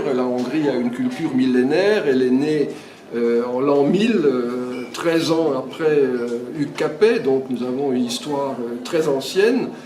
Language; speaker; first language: French; early bilingual, other home language; Hungarian